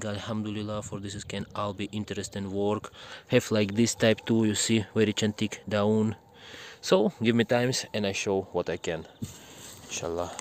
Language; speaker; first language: English; non-native, learner; Russian